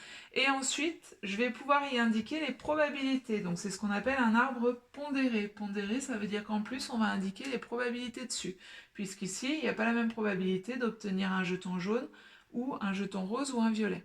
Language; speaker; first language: French; native; French